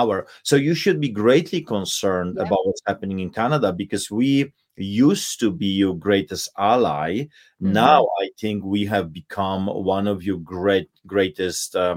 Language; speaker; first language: English; non-native, fluent; Polish